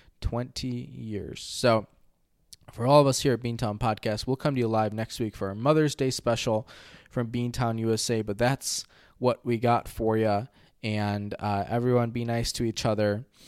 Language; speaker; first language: English; native; English